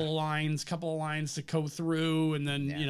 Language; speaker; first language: English; native; English